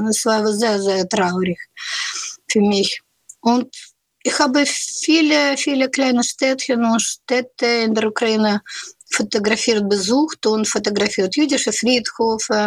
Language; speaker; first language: German; non-native, learner; Russian